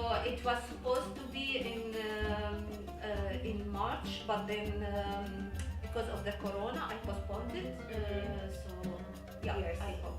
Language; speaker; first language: English; non-native, learner; Arabic